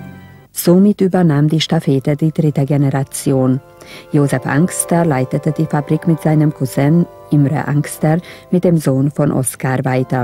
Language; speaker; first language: German; native; German